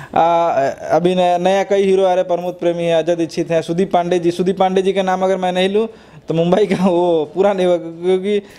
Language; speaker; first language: Hindi; native; Hindi